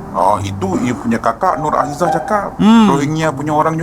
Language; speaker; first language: Malay; native; Malay